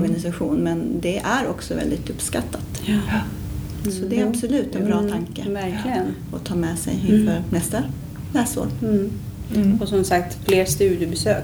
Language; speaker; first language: Swedish; native; Swedish